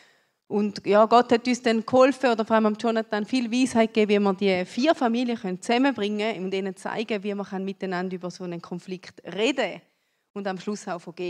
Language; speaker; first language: German; native; German